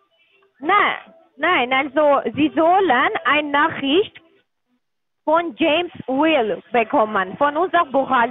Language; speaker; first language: German; non-native, learner; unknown